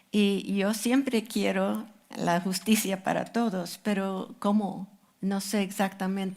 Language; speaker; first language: Spanish; non-native, fluent; English